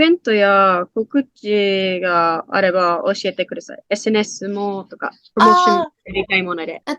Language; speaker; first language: Japanese; non-native, learner; English